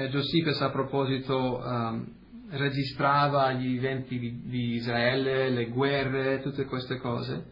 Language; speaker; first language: Italian; early bilingual, heritage; Italian